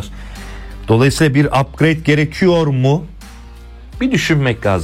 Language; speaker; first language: Turkish; native; Turkish